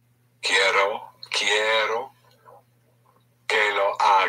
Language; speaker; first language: Spanish; non-native, learner; English